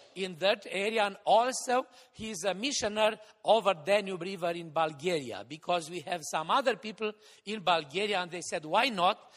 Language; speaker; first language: English; non-native, fluent; Romanian